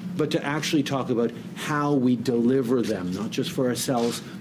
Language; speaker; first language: English; early bilingual, other home language; French